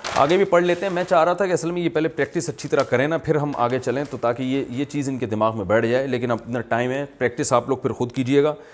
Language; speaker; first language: Urdu; native; Urdu